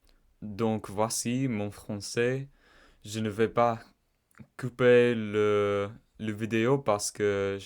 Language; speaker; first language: French; non-native, learner; English